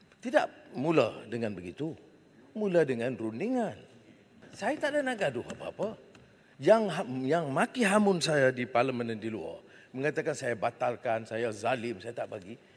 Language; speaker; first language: Malay; native; Malay